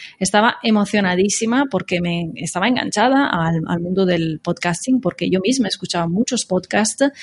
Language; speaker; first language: Spanish; non-native, fluent; Italian